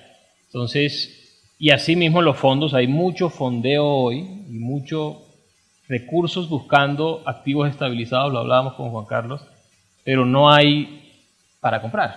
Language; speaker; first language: Spanish; native; Spanish